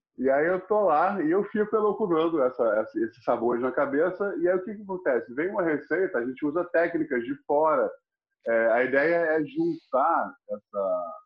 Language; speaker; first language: Portuguese; non-native, fluent; English